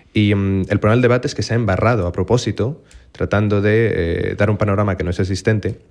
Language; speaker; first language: Spanish; native; Spanish